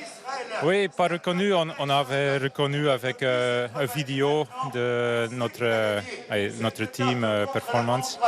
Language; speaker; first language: French; non-native, fluent; Dutch